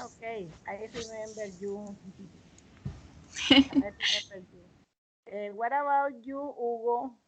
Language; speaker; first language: English; non-native, learner; Spanish